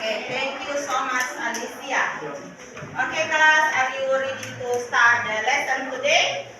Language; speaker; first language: English; non-native, learner; Indonesian